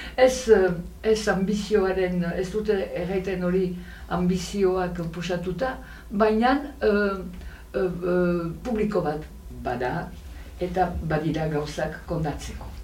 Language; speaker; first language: Basque; native; Basque